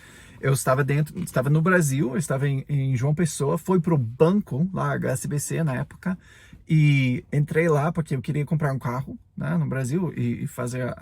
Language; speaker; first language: Portuguese; non-native, fluent; English